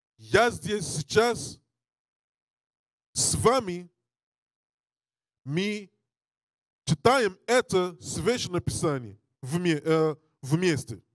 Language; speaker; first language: Russian; non-native, learner; English